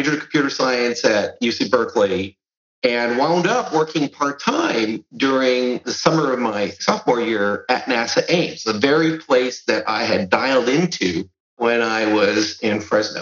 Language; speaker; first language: English; early bilingual, other home language; Serbian